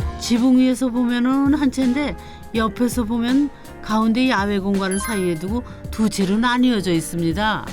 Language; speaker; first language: Korean; native; Korean